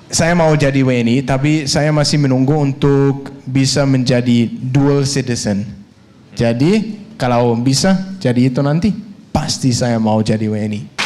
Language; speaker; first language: Indonesian; non-native, fluent; Danish